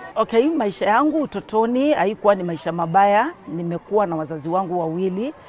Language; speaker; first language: Swahili; non-native, local second language; Kamba